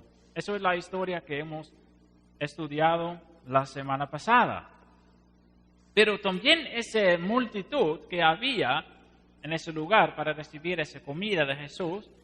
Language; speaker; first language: Spanish; non-native, fluent; Dutch